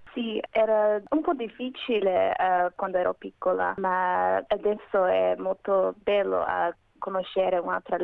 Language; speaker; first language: Italian; non-native, learner; Macedonian